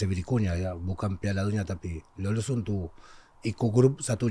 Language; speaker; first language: Indonesian; non-native, learner; Spanish